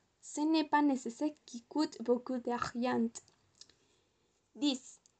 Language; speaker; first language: French; non-native, learner; Spanish